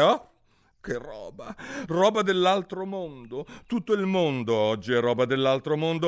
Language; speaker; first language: Italian; native; Italian